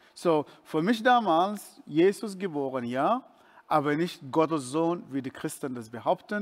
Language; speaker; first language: German; non-native, fluent; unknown